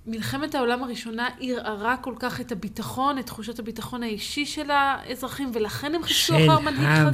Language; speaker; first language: Hebrew; native; Hebrew